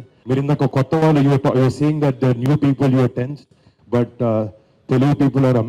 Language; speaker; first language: Telugu; native; Telugu